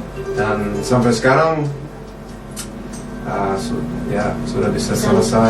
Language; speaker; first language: Indonesian; non-native, fluent; English